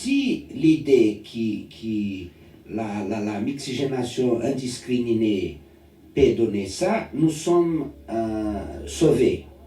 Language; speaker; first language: French; non-native, learner; Portuguese